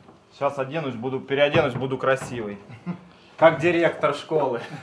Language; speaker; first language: Russian; native; Russian